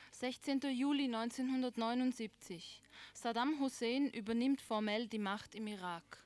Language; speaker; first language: German; native; German